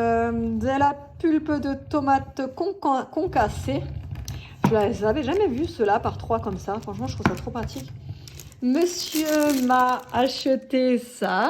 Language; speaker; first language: French; native; French